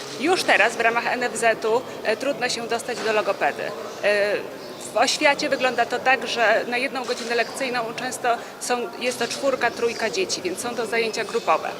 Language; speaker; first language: Polish; native; Polish